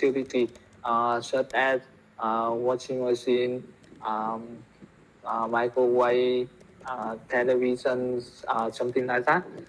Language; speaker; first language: English; non-native, learner; Vietnamese